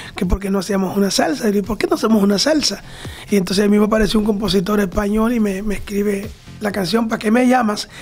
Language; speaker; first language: Spanish; native; Spanish